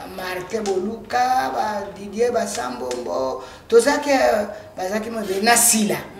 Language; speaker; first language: Lingala; native; Lingala